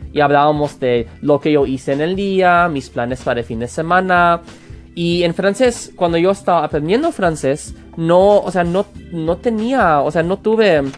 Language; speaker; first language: Spanish; non-native, fluent; English